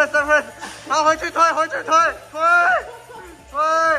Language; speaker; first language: Chinese; native; Chinese